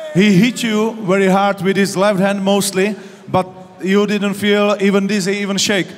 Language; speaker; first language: English; non-native, fluent; Czech